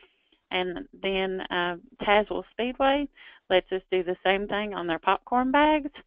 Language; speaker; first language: English; native; English